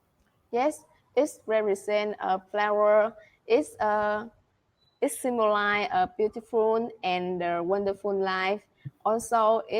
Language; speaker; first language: English; non-native, learner; Vietnamese